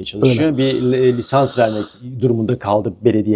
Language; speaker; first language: Turkish; native; Turkish